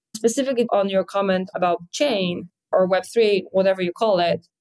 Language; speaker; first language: English; non-native, fluent; Polish